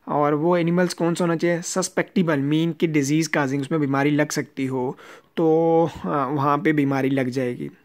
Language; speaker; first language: Urdu; non-native, local second language; Punjabi